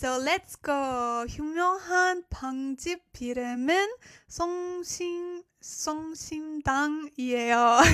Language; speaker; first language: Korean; non-native, fluent; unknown